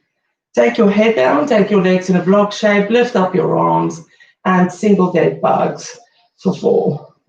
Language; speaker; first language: English; native; English